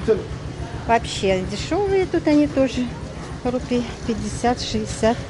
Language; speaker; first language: Russian; native; Russian